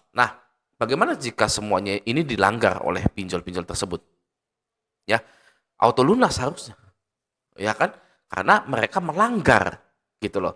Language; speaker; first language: Indonesian; native; Indonesian